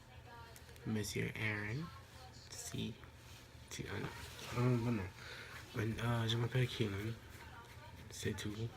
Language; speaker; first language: French; non-native, local second language; English